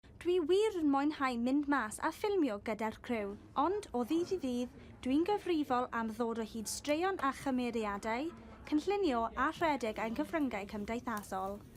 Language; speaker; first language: Welsh; native; Welsh